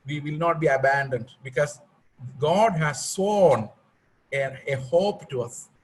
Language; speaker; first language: English; non-native, local second language; Malayalam